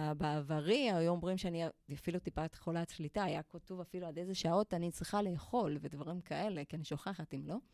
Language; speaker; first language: Hebrew; non-native, fluent; Spanish